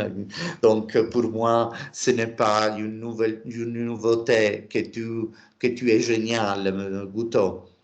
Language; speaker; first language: French; non-native, learner; Italian